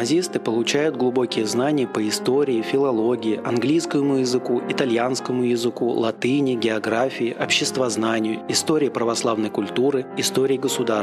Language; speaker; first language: Russian; native; Russian